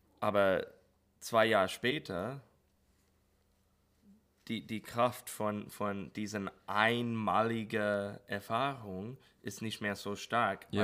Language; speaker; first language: German; non-native, learner; English